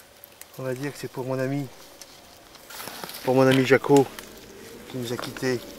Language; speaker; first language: French; native; French